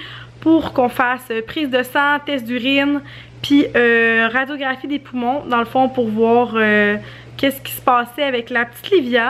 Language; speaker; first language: French; native; French